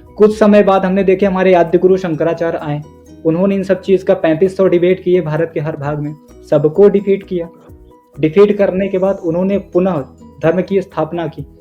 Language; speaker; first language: Hindi; native; Hindi